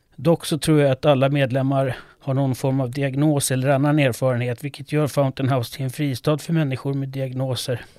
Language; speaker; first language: Swedish; non-native, fluent; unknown